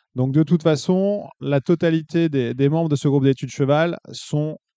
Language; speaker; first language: French; native; French